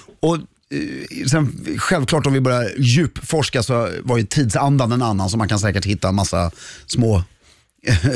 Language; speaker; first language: Swedish; native; Swedish